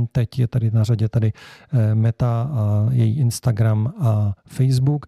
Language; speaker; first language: Czech; native; Czech